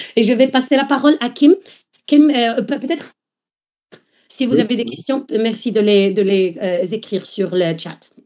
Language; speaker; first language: French; non-native, local second language; Arabic